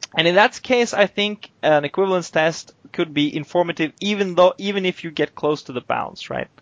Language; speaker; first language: English; non-native, fluent; Norwegian